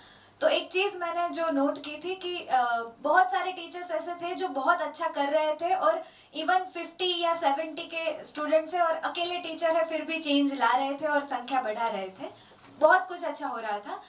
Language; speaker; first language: Hindi; non-native, local second language; Gujarati